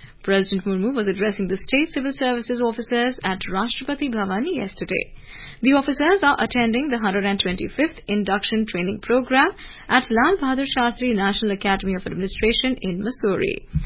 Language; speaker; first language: English; non-native, local second language; Hindi